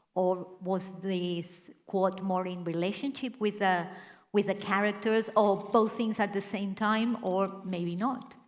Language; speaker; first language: English; non-native, fluent; Catalan